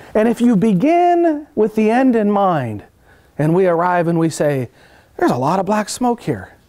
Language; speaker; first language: English; native; English